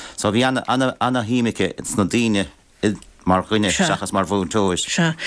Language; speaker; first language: Irish; native; Irish